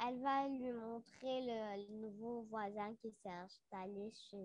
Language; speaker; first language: French; non-native, local second language; Arabic